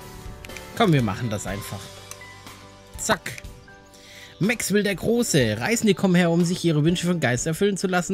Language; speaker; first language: German; native; German